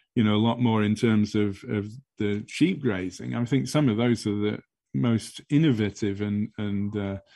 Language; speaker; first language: English; native; English